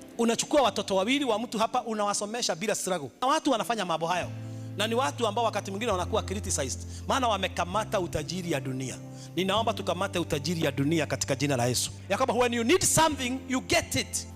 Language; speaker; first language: Swahili; non-native, local second language; Kikuyu